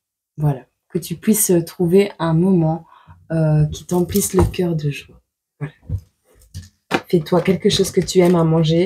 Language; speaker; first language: French; native; French